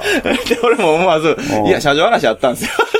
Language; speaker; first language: Japanese; native; Japanese